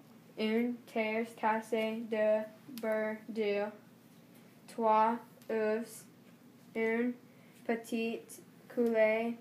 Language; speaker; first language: French; non-native, learner; English